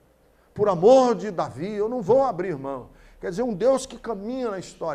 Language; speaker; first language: Portuguese; native; Portuguese